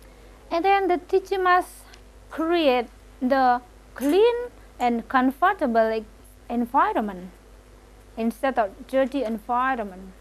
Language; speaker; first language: English; non-native, local second language; Indonesian